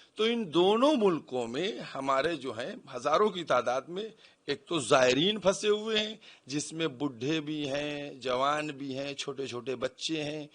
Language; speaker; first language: Urdu; native; Urdu